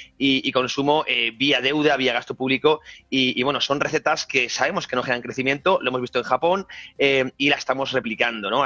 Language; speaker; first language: Spanish; native; Spanish